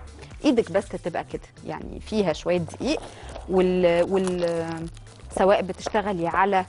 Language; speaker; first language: Arabic; native; Arabic